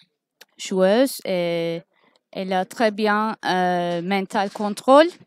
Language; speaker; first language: French; non-native, learner; Turkish